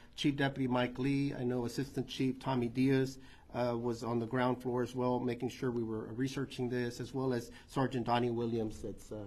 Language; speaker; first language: English; early bilingual, other home language; Spanish